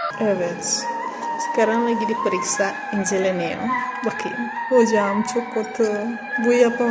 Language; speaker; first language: Turkish; non-native, learner; Indonesian